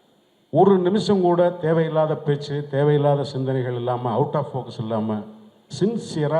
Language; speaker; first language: Tamil; native; Tamil